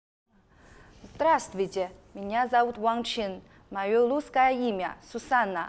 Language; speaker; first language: Russian; non-native, learner; Chinese